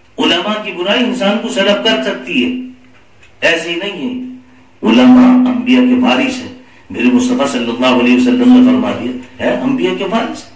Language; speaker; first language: Urdu; native; Urdu